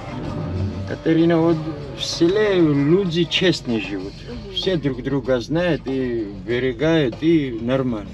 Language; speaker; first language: Russian; non-native, learner; Georgian